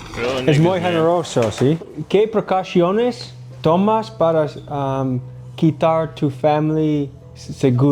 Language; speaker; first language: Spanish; non-native, learner; English